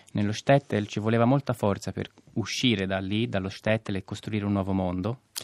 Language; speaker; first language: Italian; native; Italian